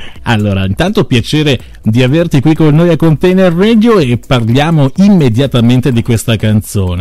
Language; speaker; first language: Italian; native; Italian